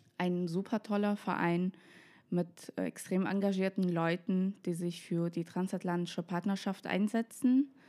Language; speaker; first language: German; non-native, fluent; Russian